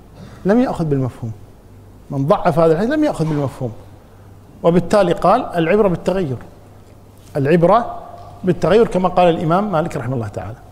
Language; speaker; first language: Arabic; native; Arabic